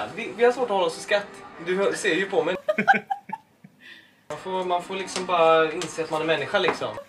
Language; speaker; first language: Swedish; native; Swedish